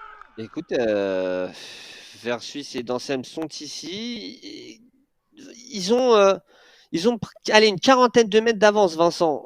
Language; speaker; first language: French; native; French